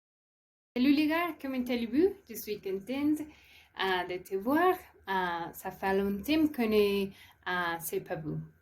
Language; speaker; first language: French; non-native, learner; Spanish